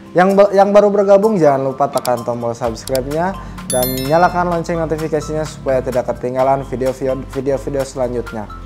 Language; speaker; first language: Indonesian; native; Indonesian